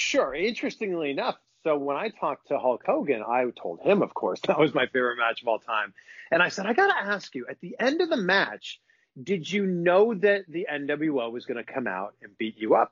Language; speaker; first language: English; native; English